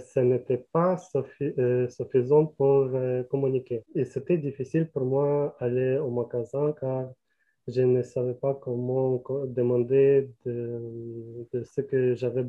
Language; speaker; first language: French; non-native, learner; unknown